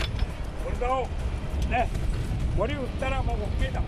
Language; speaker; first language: Japanese; native; Japanese